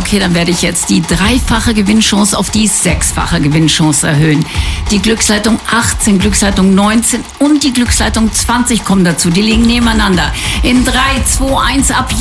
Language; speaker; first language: German; native; German